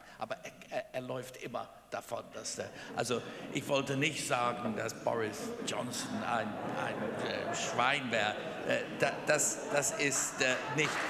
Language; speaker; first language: German; non-native, fluent; English